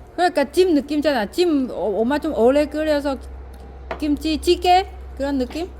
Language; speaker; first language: Korean; non-native, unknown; Vietnamese